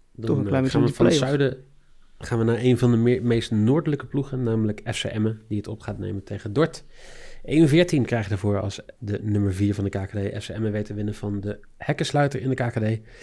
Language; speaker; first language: Dutch; native; Dutch